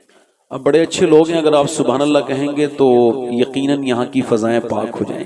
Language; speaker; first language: Urdu; native; Urdu